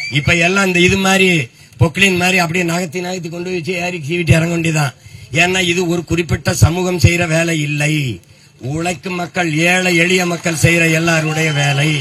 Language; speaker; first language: Tamil; native; Tamil